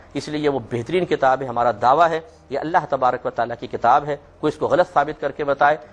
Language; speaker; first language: Urdu; native; Urdu